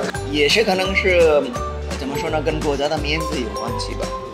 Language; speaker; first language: Chinese; non-native, fluent; Hindi